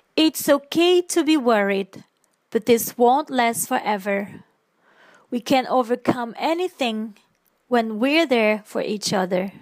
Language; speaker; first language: English; non-native, fluent; Portuguese